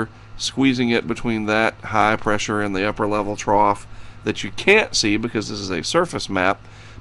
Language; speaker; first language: English; native; English